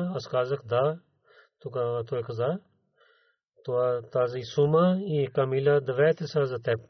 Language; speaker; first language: Bulgarian; non-native, learner; Urdu